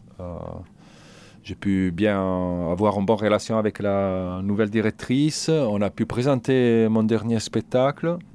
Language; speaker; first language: French; non-native, fluent; Italian